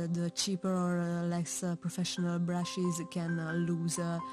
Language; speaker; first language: English; non-native, fluent; Hungarian